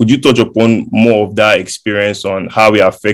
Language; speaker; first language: English; non-native, local second language; Yoruba